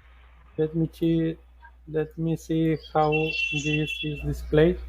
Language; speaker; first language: English; non-native, learner; Spanish